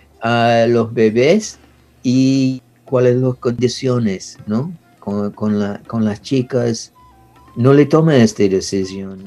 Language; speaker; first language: Spanish; non-native, learner; English